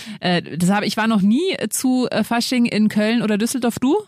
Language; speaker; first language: German; native; German